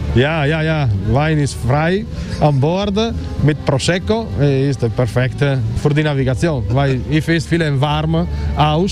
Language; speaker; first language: German; non-native, learner; Italian